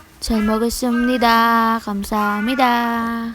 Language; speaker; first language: Korean; non-native, learner; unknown